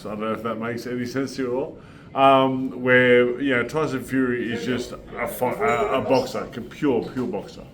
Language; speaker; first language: English; native; English